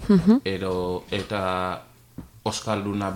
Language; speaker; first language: Basque; non-native, learner; Wolof